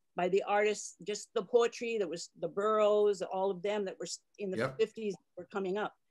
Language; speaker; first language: English; native; English